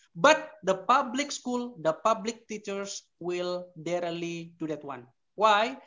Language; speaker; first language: English; non-native, fluent; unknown